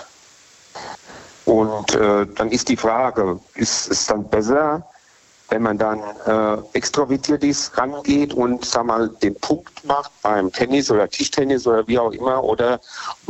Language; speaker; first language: German; native; German